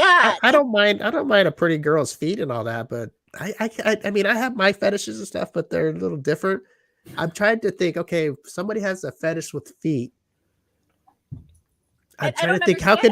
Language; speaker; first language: English; native; English